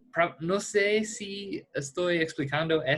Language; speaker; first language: Spanish; non-native, fluent; English